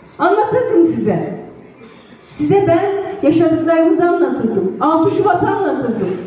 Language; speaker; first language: Turkish; native; Turkish